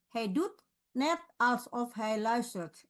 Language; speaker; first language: Dutch; non-native, fluent; Indonesian